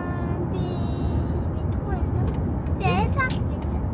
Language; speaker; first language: Mongolian; early bilingual, heritage; Mongolian